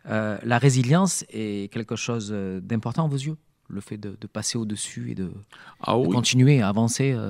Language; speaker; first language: French; native; French